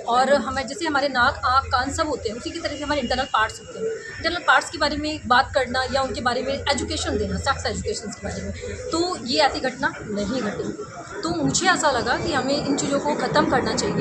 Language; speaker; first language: Hindi; native; Hindi